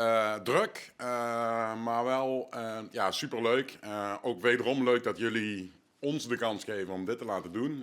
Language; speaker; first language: Dutch; native; Dutch